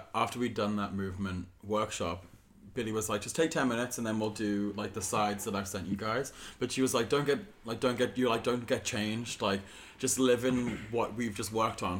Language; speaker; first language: English; native; English